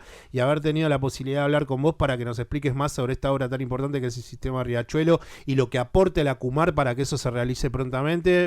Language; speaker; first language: Spanish; native; Spanish